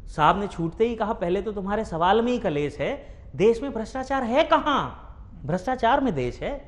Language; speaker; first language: Hindi; native; Hindi